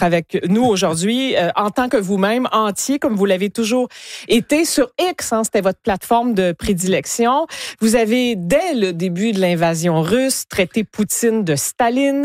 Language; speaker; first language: French; native; French